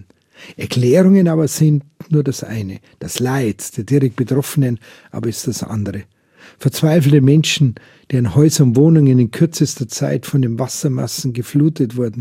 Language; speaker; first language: German; native; German